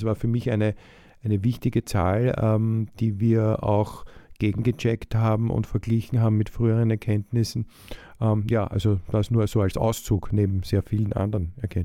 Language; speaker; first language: German; native; German